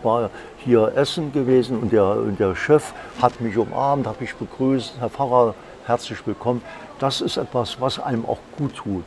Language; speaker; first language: German; native; German